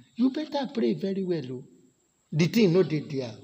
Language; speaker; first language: English; non-native, local second language; Yoruba